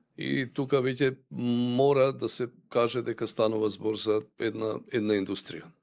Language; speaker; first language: Macedonian; native; Macedonian